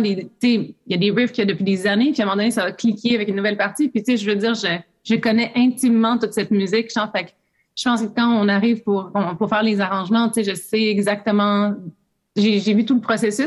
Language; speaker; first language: French; native; French